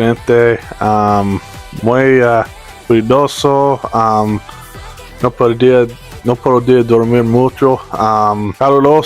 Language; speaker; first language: Spanish; non-native, learner; English